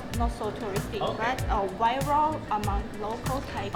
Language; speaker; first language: English; non-native, fluent; Thai